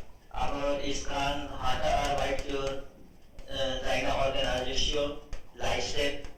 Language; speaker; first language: German; non-native, learner; Hindi